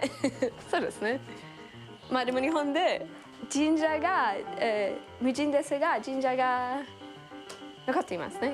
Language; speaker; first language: Japanese; non-native, fluent; German